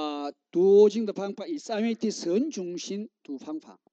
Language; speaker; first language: Chinese; non-native, learner; Korean